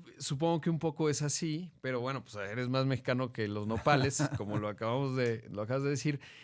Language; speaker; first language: Spanish; native; Spanish